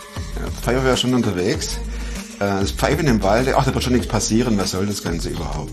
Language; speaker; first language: German; native; German